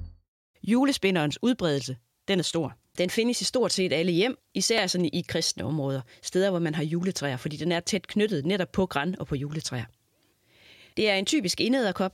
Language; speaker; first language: Danish; native; Danish